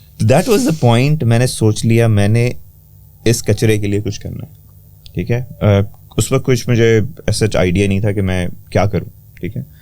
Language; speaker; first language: Urdu; native; Urdu